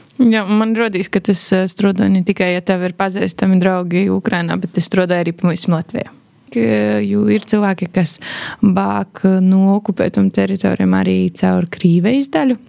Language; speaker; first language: Latvian; native; Latvian